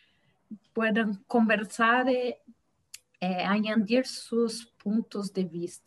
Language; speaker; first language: Spanish; non-native, fluent; Portuguese